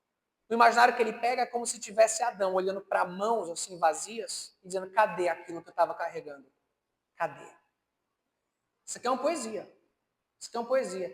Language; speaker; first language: Portuguese; native; Portuguese